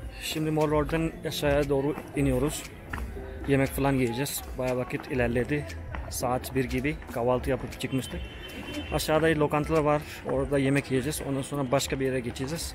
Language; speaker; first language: Turkish; non-native, fluent; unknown